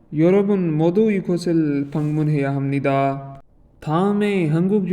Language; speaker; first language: Korean; non-native, learner; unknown